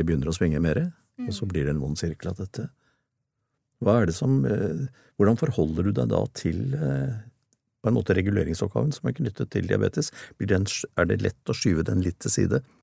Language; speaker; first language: Norwegian; native; Norwegian